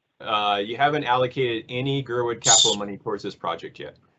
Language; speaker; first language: English; native; English